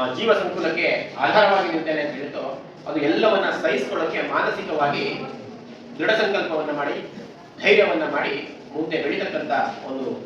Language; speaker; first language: Kannada; non-native, local second language; Kodava